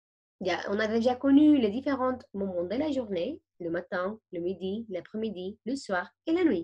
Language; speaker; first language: French; non-native, fluent; Spanish